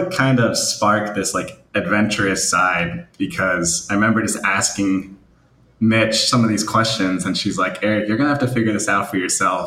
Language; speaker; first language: English; native; English